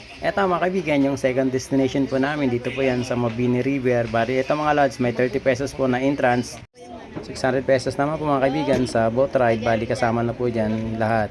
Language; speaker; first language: Filipino; native; Filipino